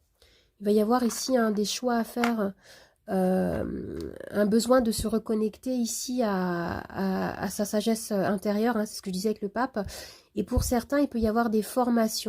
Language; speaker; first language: French; native; French